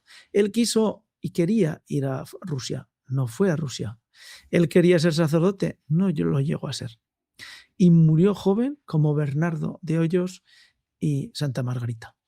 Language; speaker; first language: Spanish; native; Spanish